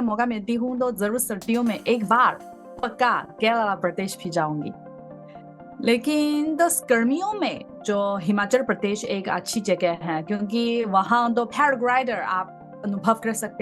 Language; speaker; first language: Hindi; non-native, fluent; Chinese